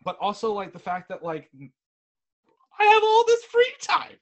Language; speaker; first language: English; native; English